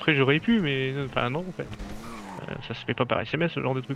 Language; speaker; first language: French; native; French